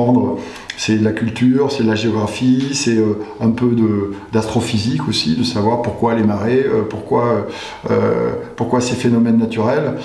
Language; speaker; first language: French; native; French